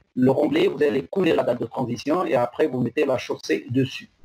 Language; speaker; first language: French; non-native, local second language; Arabic